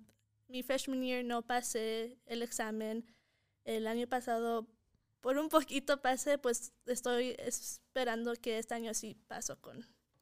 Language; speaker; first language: Spanish; early bilingual, heritage; Spanish